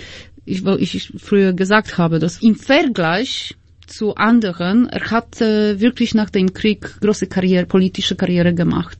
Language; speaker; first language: German; non-native, fluent; Polish